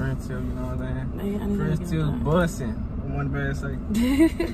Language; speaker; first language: English; native; English